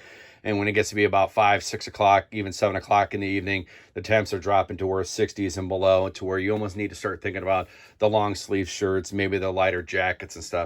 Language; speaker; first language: English; native; English